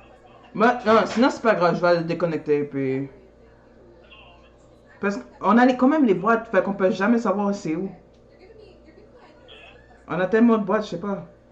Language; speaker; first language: French; native; French